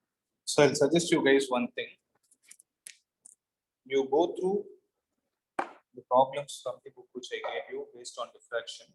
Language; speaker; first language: English; non-native, local second language; Tamil